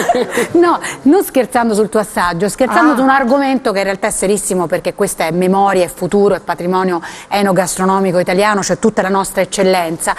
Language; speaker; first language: Italian; native; Italian